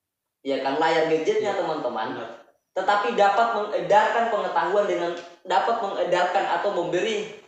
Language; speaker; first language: Indonesian; native; Indonesian